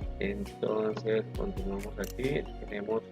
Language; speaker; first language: Spanish; native; Spanish